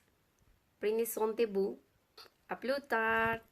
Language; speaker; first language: French; non-native, learner; Spanish